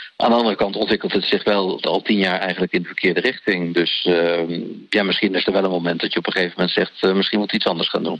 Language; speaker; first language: Dutch; native; Dutch